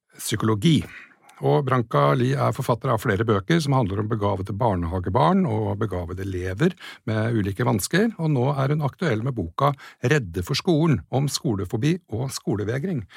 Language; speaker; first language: Norwegian; native; Norwegian